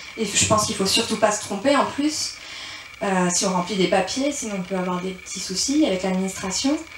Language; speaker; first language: French; early bilingual, other home language; Persian